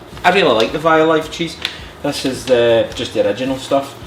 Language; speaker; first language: English; native; English